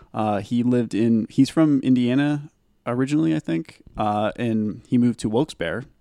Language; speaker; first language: English; native; English